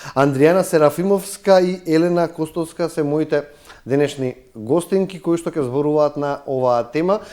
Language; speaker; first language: Macedonian; native; Macedonian